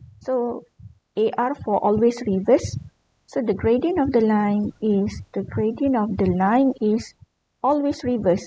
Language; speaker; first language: English; non-native, local second language; Malay